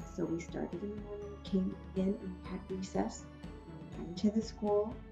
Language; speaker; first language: English; native; English